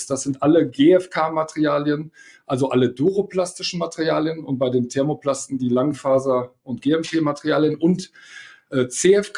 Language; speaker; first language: German; native; German